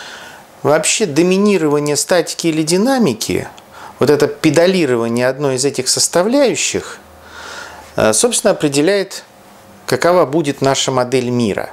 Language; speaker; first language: Russian; native; Russian